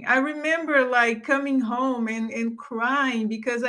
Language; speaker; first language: English; non-native, fluent; Portuguese